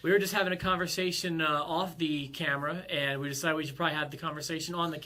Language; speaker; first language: English; native; English